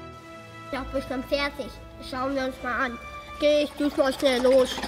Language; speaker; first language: German; native; German